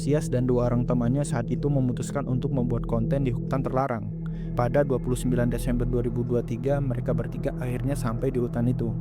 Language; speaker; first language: Indonesian; native; Indonesian